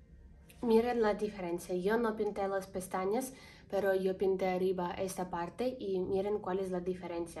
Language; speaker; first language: Spanish; non-native, learner; Ukrainian